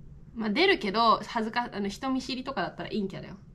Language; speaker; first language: Japanese; native; Japanese